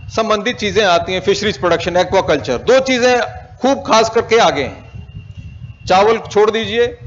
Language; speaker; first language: Hindi; native; Hindi